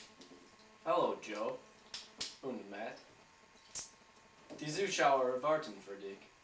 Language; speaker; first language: German; non-native, learner; English